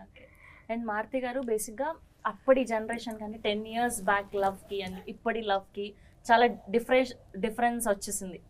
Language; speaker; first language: Telugu; native; Telugu